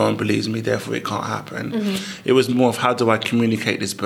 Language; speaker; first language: English; native; English